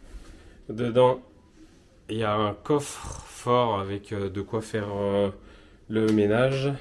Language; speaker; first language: French; native; French